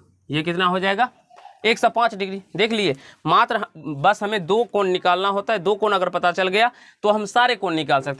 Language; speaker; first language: Hindi; native; Hindi